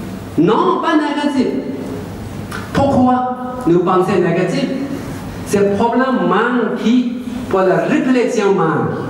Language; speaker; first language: French; non-native, learner; Tibetan